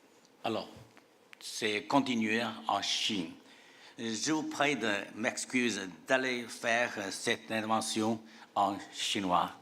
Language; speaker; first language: French; non-native, fluent; Chinese